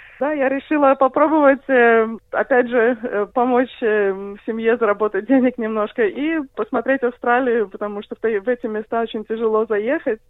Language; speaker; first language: Russian; early bilingual, heritage; Russian